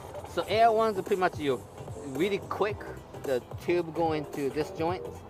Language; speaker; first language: English; non-native, learner; Japanese